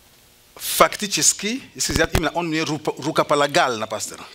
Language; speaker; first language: Russian; native; Russian